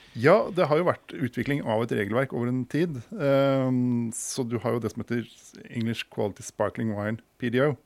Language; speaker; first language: Norwegian; native; Norwegian